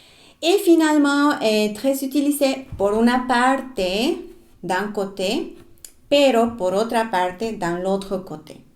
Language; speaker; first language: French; non-native, fluent; Spanish